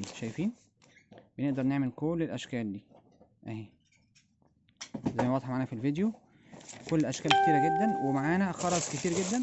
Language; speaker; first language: Arabic; native; Arabic